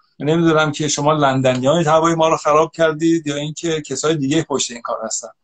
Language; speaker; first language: Persian; native; Persian